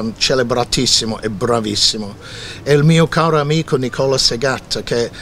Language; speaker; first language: Italian; non-native, fluent; English